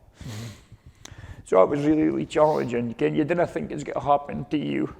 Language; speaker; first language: English; native; English